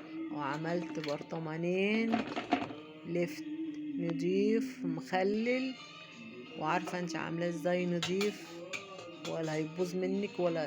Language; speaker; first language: Arabic; native; Arabic